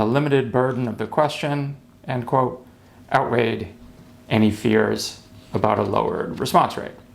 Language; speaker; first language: English; native; English